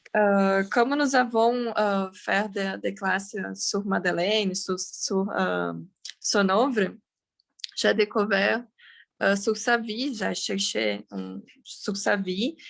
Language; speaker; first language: French; non-native, learner; Portuguese